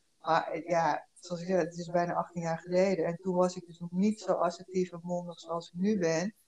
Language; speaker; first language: Dutch; early bilingual, other home language; Korean